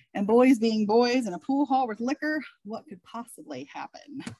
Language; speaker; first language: English; native; English